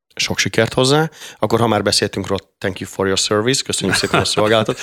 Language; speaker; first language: Hungarian; native; Hungarian